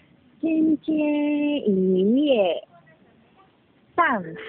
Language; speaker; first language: Chinese; non-native, learner; Korean